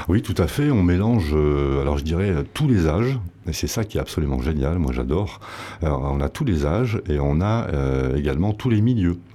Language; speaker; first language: French; native; French